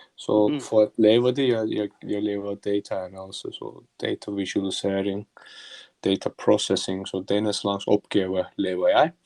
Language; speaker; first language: Danish; non-native, learner; Turkish